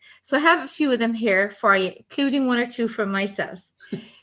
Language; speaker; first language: English; native; English